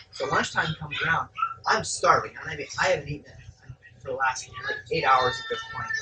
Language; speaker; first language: English; native; English